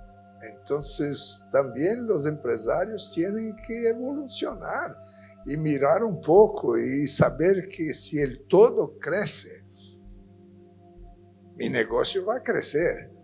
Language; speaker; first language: Spanish; non-native, fluent; Portuguese